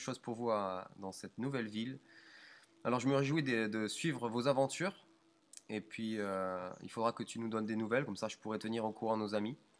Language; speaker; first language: French; native; French